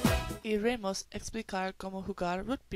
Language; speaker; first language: Spanish; non-native, learner; English